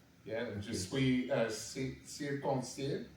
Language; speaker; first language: French; non-native, learner; English